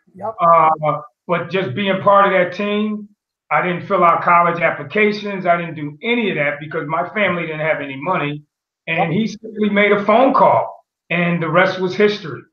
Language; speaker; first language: English; native; English